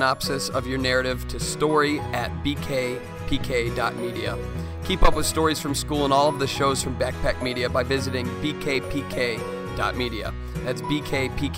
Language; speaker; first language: English; native; English